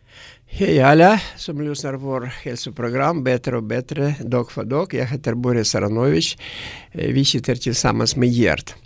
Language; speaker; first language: Swedish; non-native, learner; Russian